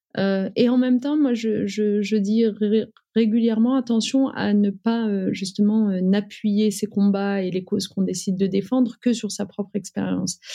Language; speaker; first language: French; early bilingual, other home language; Riffian